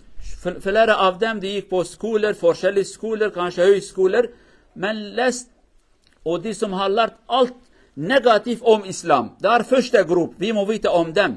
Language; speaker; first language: Norwegian; non-native, learner; Kurdish